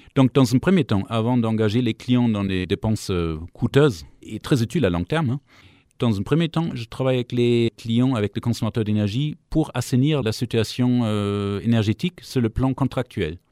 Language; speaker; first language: French; non-native, fluent; German